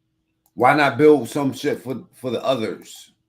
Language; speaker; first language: English; native; English